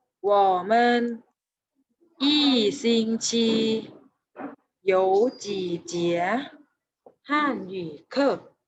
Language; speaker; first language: Chinese; non-native, fluent; Thai